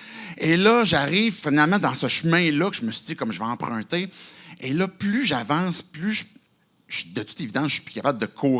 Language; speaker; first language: French; native; French